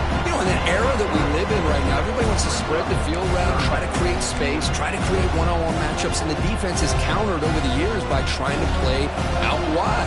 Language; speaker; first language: English; native; English